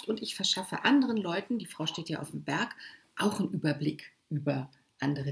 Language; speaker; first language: German; native; German